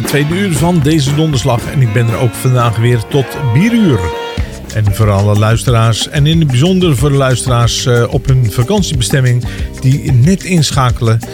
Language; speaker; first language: Dutch; native; Dutch